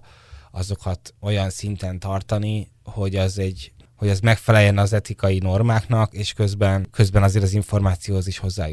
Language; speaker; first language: Hungarian; native; Hungarian